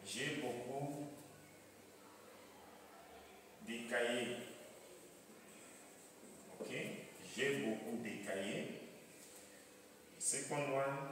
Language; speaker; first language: French; non-native, fluent; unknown